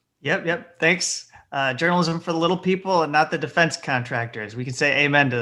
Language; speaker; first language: English; native; English